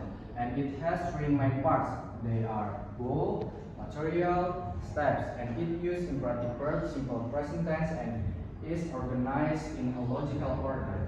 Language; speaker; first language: English; non-native, learner; Indonesian